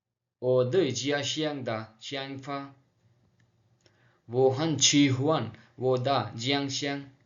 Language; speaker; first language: Chinese; non-native, learner; Telugu